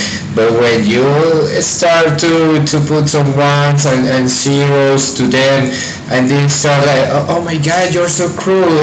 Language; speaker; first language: English; non-native, fluent; Spanish